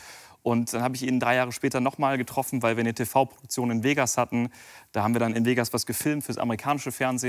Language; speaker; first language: German; native; German